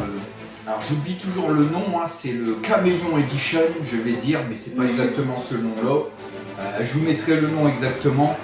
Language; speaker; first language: French; native; French